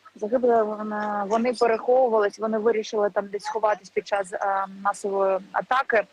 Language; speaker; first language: Ukrainian; native; Ukrainian